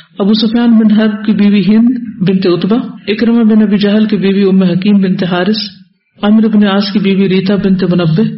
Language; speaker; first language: Urdu; native; Urdu